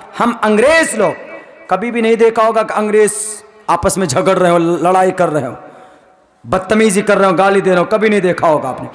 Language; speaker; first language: Urdu; native; Urdu